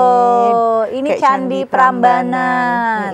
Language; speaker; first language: Indonesian; native; Indonesian